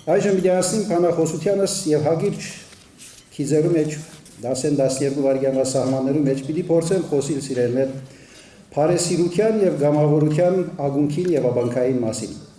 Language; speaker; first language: Armenian; early bilingual, heritage; Armenian